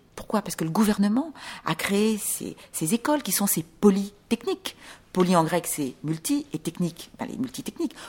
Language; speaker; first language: French; native; French